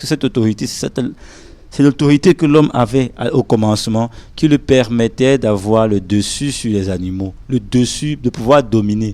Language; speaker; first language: French; non-native, local second language; Lingala